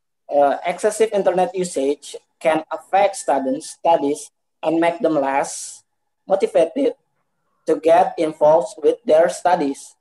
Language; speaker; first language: English; non-native, learner; Indonesian